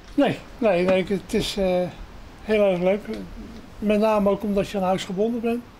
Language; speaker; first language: Dutch; native; Dutch